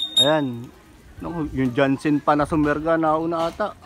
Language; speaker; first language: Filipino; native; Filipino